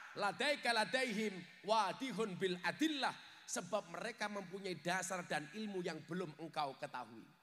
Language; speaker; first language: Indonesian; native; Indonesian